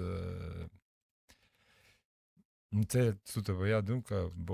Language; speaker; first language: Ukrainian; non-native, local second language; Russian